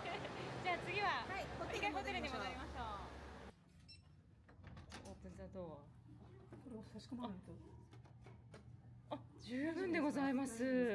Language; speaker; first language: Japanese; native; Japanese